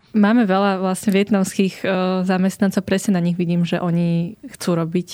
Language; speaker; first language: Slovak; native; Slovak